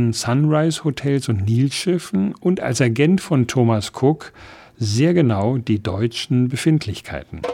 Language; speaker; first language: German; native; German